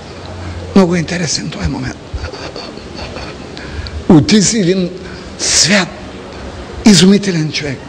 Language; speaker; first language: Bulgarian; native; Bulgarian